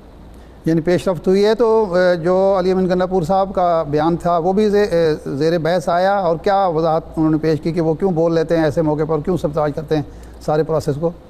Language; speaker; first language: Urdu; native; Urdu